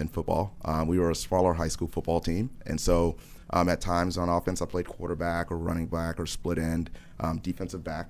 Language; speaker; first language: English; native; English